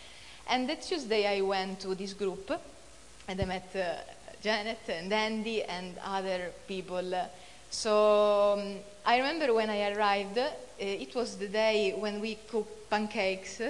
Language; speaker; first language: English; non-native, fluent; Italian